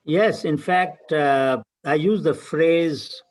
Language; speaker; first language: English; non-native, local second language; Hindi